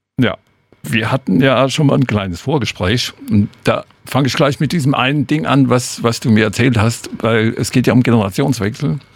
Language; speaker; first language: German; native; German